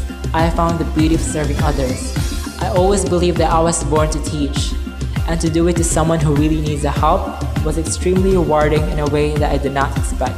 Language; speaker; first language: English; non-native, local second language; Cebuano